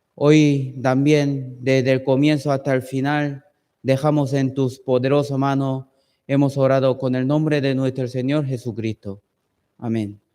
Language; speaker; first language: Spanish; non-native, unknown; Chinese